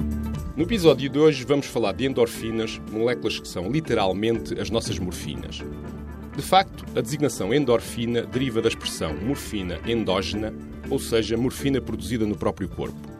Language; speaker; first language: Portuguese; native; Portuguese